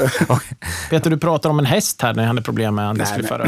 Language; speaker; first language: Swedish; native; Swedish